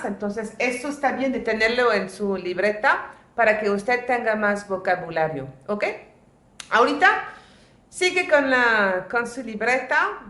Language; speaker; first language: Spanish; non-native, fluent; French